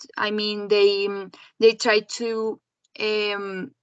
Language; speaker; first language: English; non-native, learner; Spanish